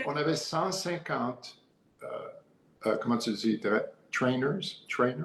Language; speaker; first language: French; non-native, learner; English